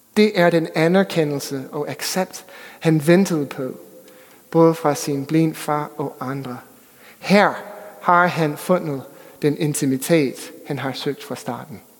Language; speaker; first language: Danish; non-native, fluent; English